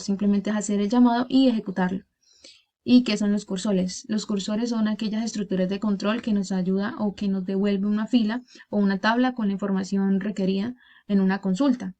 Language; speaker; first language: Spanish; native; Spanish